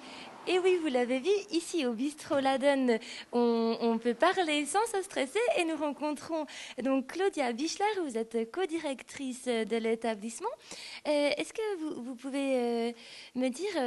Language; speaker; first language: French; native; French